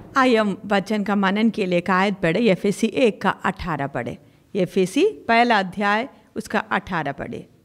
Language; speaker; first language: Hindi; non-native, local second language; Malayalam